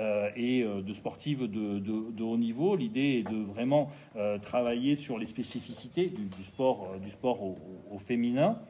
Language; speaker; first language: French; native; French